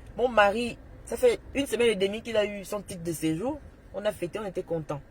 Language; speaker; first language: French; native; French